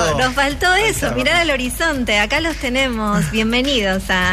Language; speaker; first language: Spanish; native; Spanish